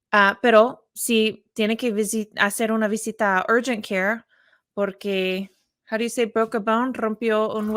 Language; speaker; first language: Spanish; non-native, fluent; English